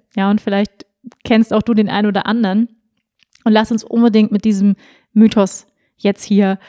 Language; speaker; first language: German; native; German